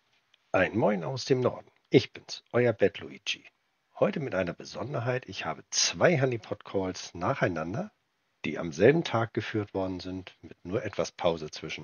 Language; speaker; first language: German; native; German